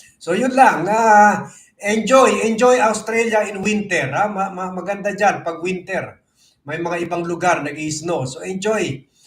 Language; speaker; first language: Filipino; native; Filipino